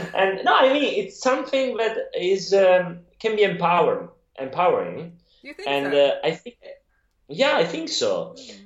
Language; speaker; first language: English; non-native, fluent; Italian